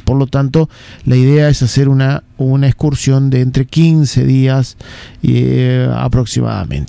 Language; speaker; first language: Spanish; native; Spanish